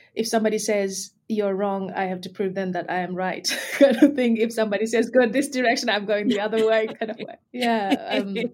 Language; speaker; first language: English; non-native, local second language; Nepali